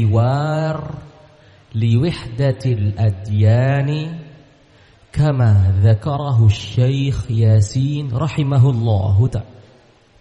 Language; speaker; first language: Arabic; non-native, learner; Indonesian